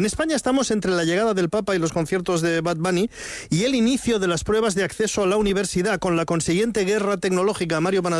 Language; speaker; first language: Spanish; native; Spanish